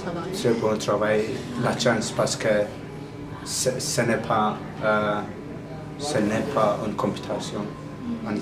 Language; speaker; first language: French; non-native, learner; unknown